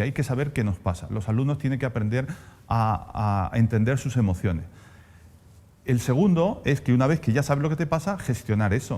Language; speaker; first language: Spanish; native; Spanish